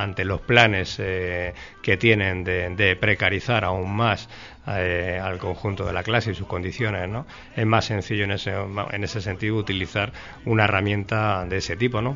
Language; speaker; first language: Spanish; native; Spanish